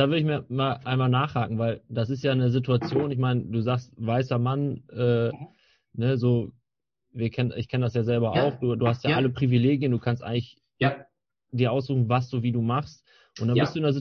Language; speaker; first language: German; native; German